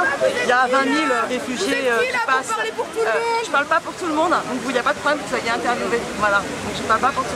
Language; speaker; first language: French; native; French